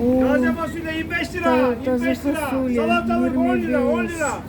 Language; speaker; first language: Turkish; non-native, fluent; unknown